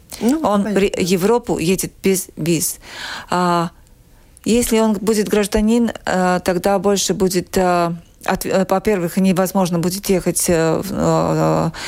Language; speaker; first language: Russian; non-native, local second language; Latvian